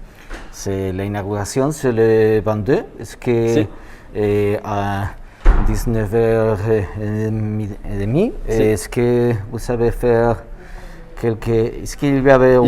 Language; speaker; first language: French; non-native, learner; Spanish